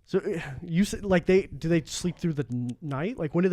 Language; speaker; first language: English; native; English